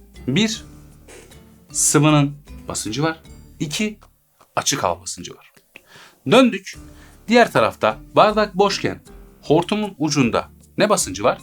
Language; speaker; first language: Turkish; native; Turkish